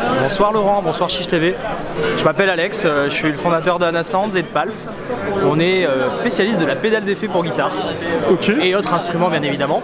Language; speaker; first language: French; native; French